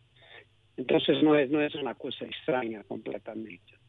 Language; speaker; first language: Spanish; non-native, local second language; Portuguese